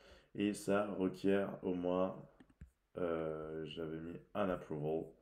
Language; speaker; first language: French; native; French